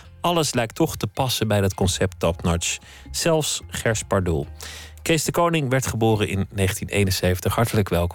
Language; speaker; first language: Dutch; native; Dutch